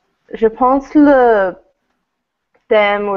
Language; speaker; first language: French; non-native, learner; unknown